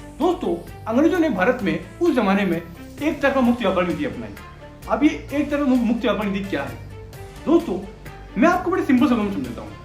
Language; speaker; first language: Hindi; non-native, local second language; Bangla